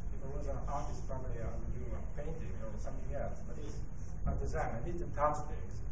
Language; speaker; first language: English; non-native, learner; Italian